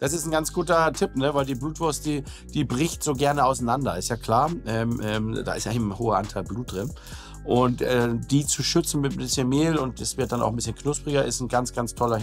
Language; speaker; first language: German; native; German